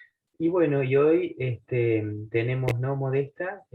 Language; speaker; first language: Spanish; native; Spanish